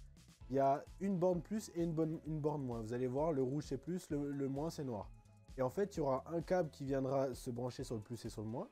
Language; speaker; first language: French; native; French